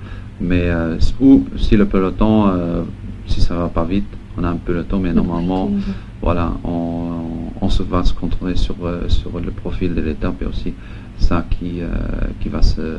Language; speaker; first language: French; non-native, local second language; Luxembourgish